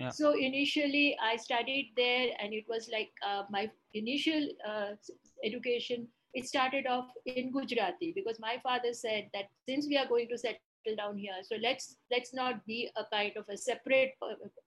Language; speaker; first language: English; non-native, local second language; Bangla